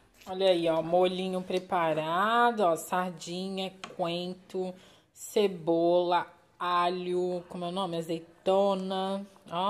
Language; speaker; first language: Portuguese; native; Portuguese